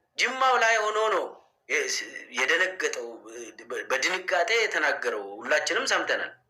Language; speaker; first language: Amharic; non-native, local second language; Oromo